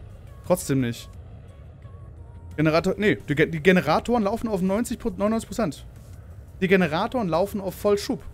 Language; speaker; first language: German; native; German